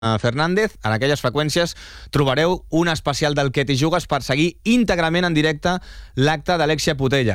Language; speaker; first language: Catalan; native; Catalan